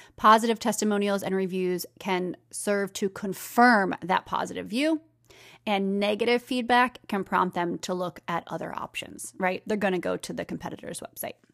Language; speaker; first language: English; native; English